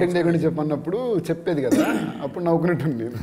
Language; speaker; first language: Telugu; native; Telugu